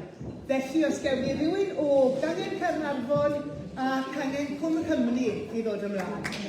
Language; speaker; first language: Welsh; native; Welsh